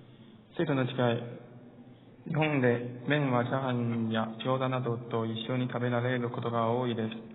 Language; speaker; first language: Japanese; non-native, fluent; Chinese